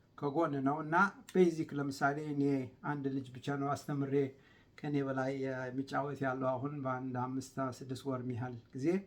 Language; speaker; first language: Amharic; non-native, local second language; Tigrinya